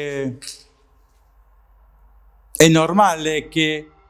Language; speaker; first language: Italian; non-native, learner; French